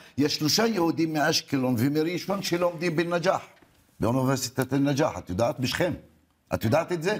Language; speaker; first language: Hebrew; non-native, local second language; Arabic